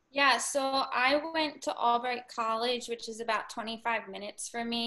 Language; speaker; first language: English; native; English